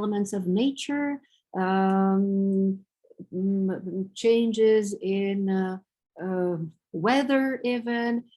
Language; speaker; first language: English; non-native, fluent; Romanian